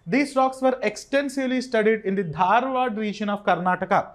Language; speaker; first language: English; non-native, local second language; Telugu